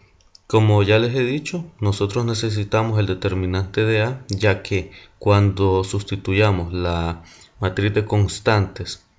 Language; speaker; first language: Spanish; native; Spanish